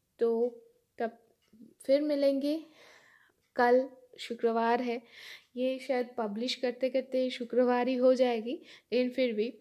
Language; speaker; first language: Hindi; non-native, local second language; Bangla